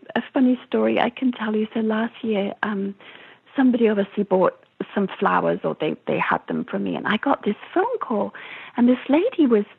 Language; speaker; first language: English; native; English